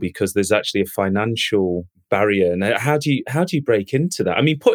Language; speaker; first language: English; native; English